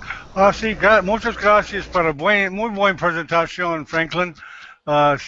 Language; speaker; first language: Spanish; non-native, learner; English